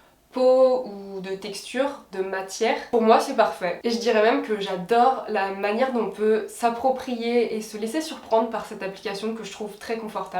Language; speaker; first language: French; native; French